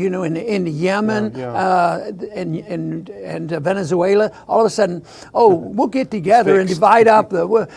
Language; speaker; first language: English; native; English